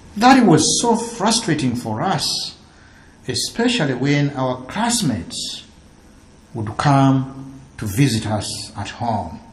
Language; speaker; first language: English; non-native, local second language; Ganda